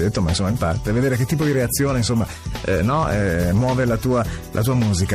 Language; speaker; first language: Italian; native; Italian